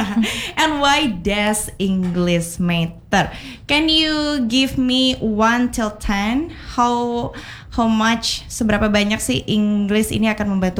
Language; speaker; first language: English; non-native, learner; Indonesian